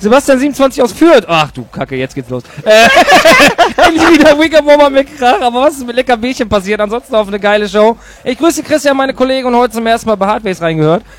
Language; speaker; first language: German; native; German